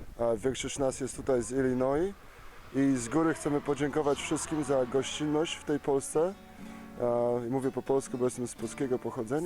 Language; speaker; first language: Polish; early bilingual, heritage; Polish